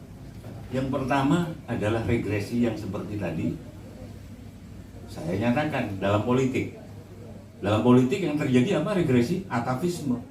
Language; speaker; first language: Indonesian; non-native, local second language; Javanese